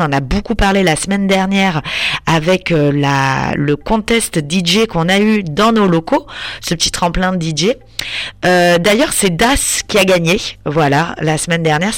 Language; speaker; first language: French; native; French